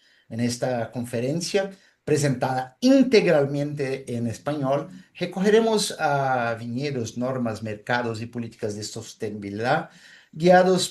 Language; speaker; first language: Spanish; non-native, fluent; Portuguese